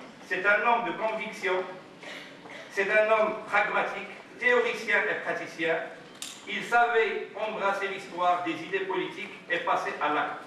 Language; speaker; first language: French; non-native, local second language; Arabic